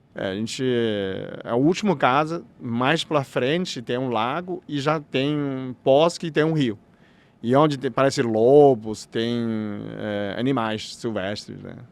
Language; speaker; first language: Portuguese; non-native, fluent; Chinese